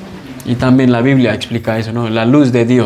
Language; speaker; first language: Spanish; non-native, fluent; English